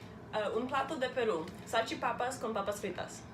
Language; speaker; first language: Spanish; non-native, learner; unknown